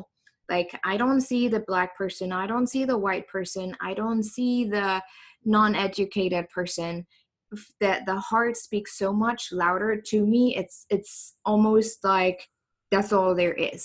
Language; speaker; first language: English; non-native, fluent; German